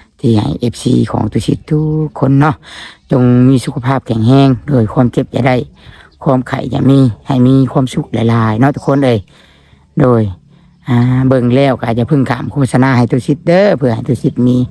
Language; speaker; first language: Thai; non-native, local second language; Lao